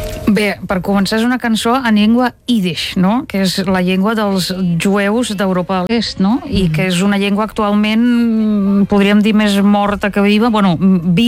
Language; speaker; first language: Catalan; non-native, fluent; Russian